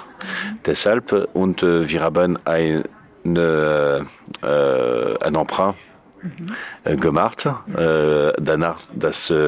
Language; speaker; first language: German; non-native, learner; Catalan